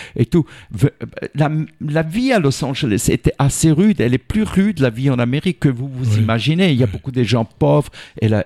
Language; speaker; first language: French; native; French